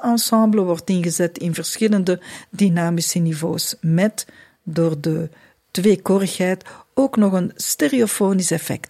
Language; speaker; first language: Dutch; native; Dutch